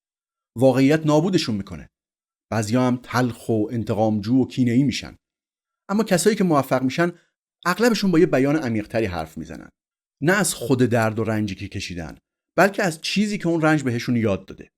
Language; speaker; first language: Persian; native; Persian